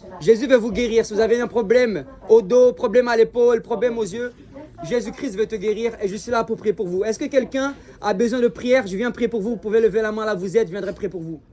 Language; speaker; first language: French; early bilingual, other home language; Portuguese